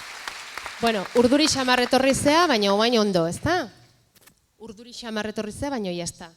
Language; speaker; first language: Basque; native; Basque